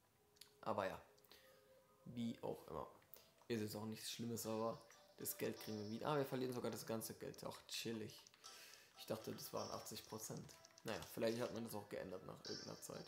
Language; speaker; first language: German; native; German